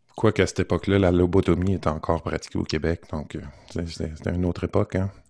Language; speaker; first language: French; native; French